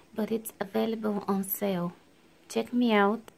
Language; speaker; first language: English; non-native, fluent; Bulgarian